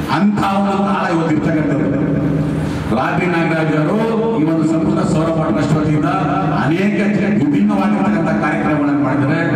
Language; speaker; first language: Kannada; native; Kannada